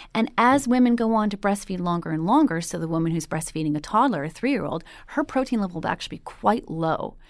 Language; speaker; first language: English; native; English